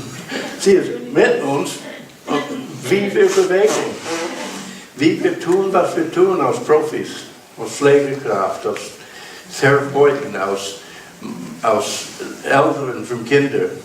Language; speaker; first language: German; non-native, learner; English